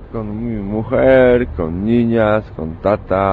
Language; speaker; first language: Spanish; non-native, learner; Polish